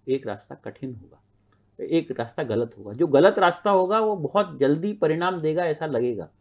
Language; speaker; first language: Hindi; native; Hindi